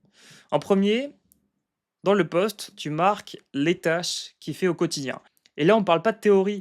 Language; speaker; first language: French; native; French